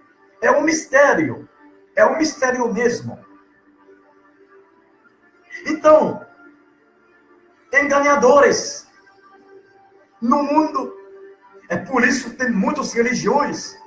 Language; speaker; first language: Portuguese; non-native, learner; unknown